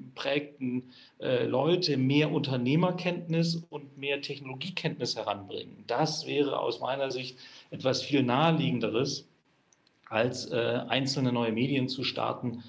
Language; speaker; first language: German; native; German